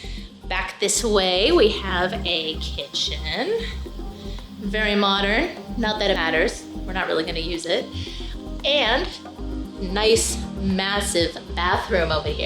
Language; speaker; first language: English; native; English